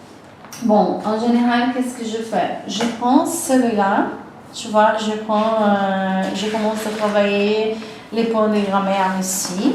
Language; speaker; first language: French; non-native, fluent; Portuguese